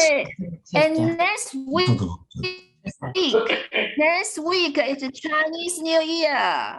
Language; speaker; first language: English; non-native, fluent; Chinese